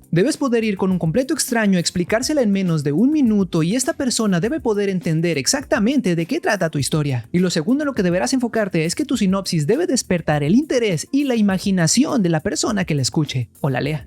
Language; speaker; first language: Spanish; native; Spanish